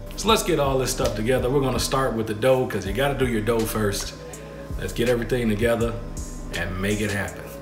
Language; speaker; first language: English; native; English